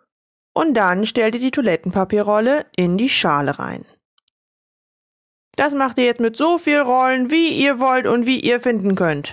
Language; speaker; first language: German; native; German